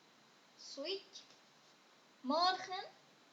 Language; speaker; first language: Dutch; non-native, fluent; Indonesian